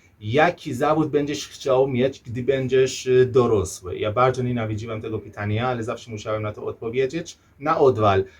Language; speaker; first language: Polish; non-native, learner; Persian